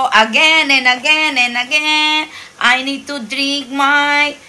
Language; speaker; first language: English; non-native, local second language; Filipino